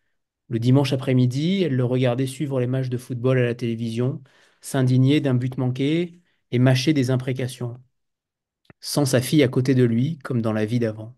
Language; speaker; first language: French; native; French